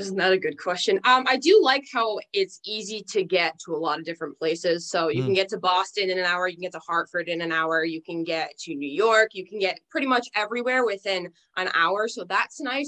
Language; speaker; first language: English; native; English